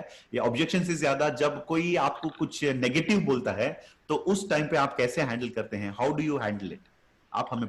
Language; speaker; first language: Hindi; native; Hindi